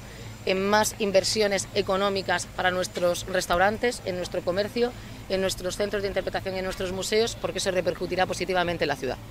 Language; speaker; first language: Spanish; native; Spanish